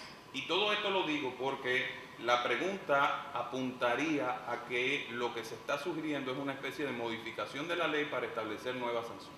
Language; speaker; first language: Spanish; native; Spanish